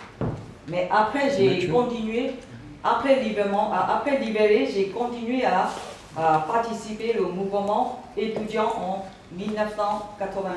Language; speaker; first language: French; non-native, learner; Burmese